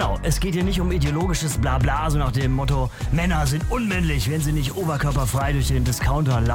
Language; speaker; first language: German; native; German